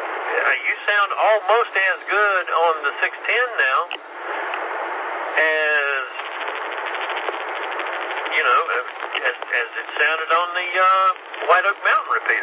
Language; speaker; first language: English; native; English